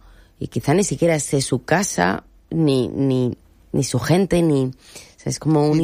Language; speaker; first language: Spanish; native; Spanish